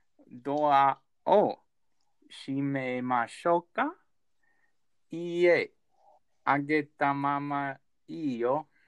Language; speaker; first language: Japanese; non-native, learner; English